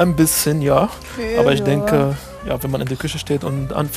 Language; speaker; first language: German; non-native, fluent; Arabic